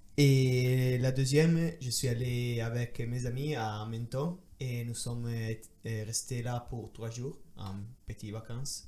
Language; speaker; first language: French; non-native, learner; Italian